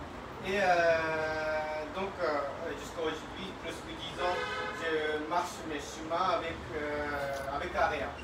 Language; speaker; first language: French; non-native, fluent; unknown